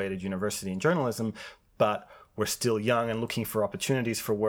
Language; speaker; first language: English; native; English